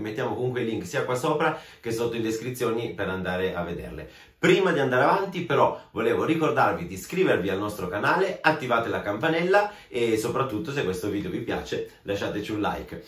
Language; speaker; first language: Italian; native; Italian